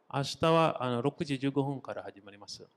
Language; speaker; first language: Japanese; non-native, fluent; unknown